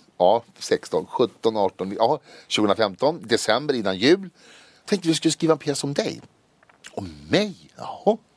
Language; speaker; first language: Swedish; native; Swedish